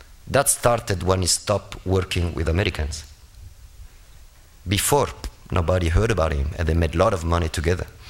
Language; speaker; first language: English; non-native, fluent; Spanish